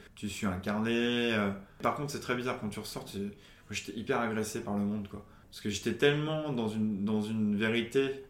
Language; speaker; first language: French; native; French